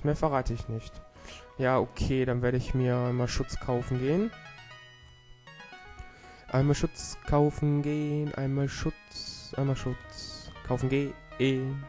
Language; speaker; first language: German; native; German